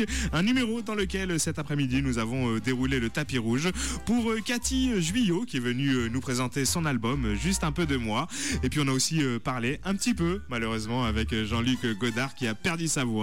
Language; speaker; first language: French; native; French